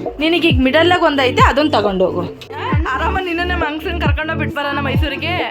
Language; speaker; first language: Kannada; native; Kannada